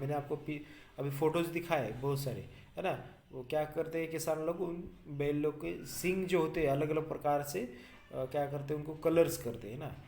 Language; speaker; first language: Hindi; non-native, local second language; Marathi